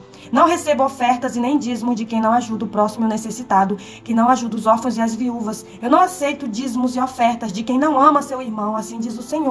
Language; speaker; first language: Portuguese; native; Portuguese